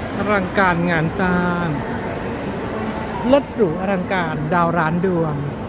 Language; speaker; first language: Thai; native; Thai